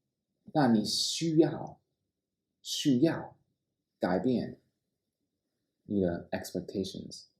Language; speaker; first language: Chinese; non-native, fluent; English